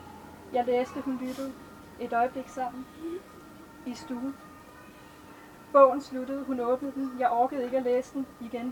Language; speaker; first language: Danish; native; Danish